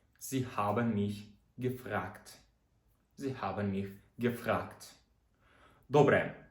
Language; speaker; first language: German; non-native, fluent; Ukrainian